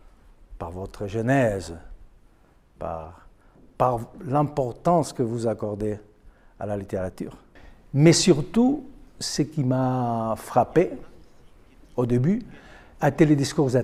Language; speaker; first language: French; non-native, fluent; Spanish